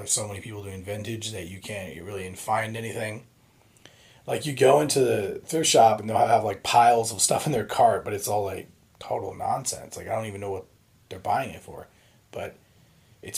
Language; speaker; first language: English; native; English